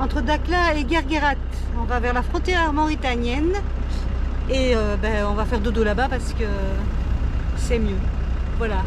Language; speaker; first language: French; native; French